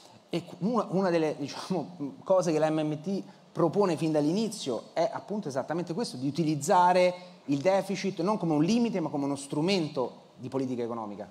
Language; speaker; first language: Italian; native; Italian